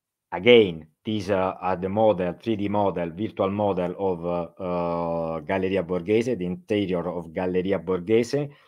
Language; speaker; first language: English; non-native, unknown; Italian